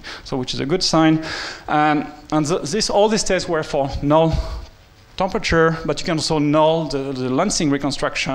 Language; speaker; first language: English; non-native, fluent; French